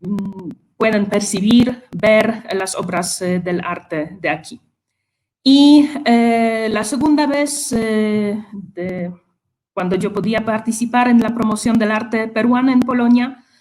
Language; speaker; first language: Spanish; non-native, fluent; Polish